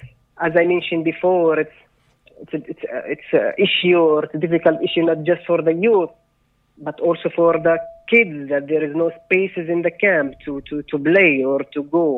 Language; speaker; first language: English; non-native, fluent; Arabic